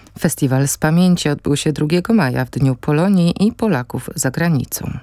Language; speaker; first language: Polish; native; Polish